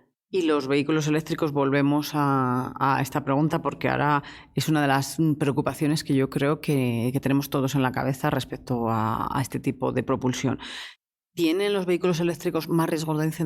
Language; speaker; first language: Spanish; native; Spanish